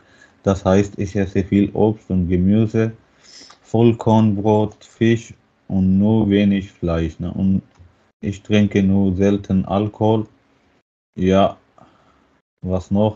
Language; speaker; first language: German; non-native, learner; Hindi